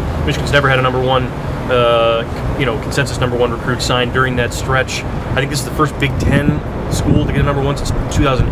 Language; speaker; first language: English; native; English